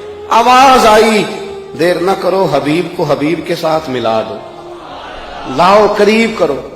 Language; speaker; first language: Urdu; non-native, local second language; Punjabi